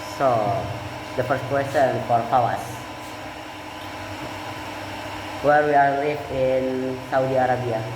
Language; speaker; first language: English; non-native, learner; Indonesian